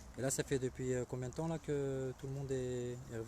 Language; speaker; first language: French; native; French